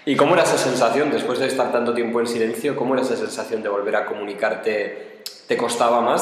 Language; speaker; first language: Spanish; native; Spanish